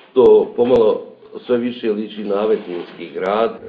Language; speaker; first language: Bosnian; native; Bosnian